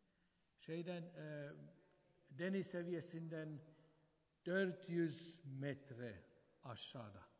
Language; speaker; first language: Turkish; non-native, fluent; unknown